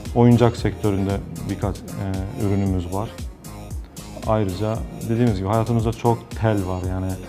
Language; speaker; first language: Turkish; native; Turkish